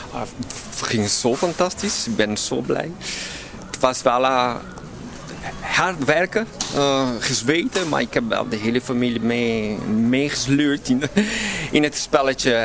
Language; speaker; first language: Dutch; non-native, fluent; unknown